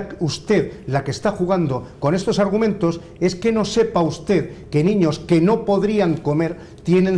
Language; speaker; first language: Spanish; native; Spanish